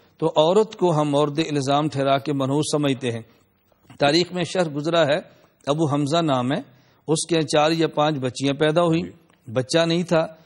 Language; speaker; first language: Urdu; non-native, local second language; Punjabi